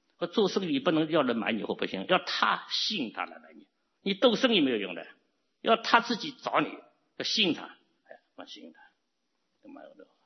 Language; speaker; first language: Chinese; non-native, local second language; Cantonese